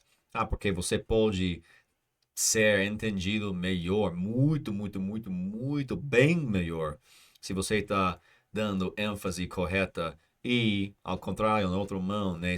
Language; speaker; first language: Portuguese; non-native, learner; English